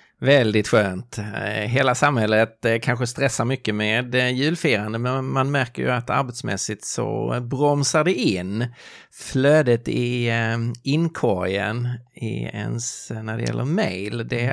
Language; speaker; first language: Swedish; native; Swedish